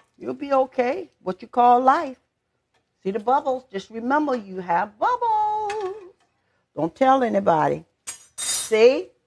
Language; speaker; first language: English; native; English